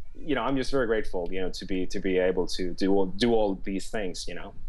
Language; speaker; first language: English; non-native, fluent; Swedish